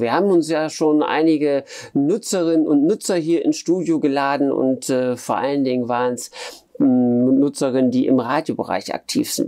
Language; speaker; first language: German; native; German